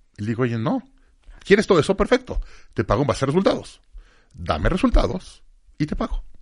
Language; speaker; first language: Spanish; native; Spanish